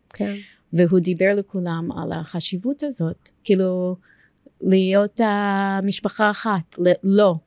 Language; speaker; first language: Hebrew; non-native, fluent; English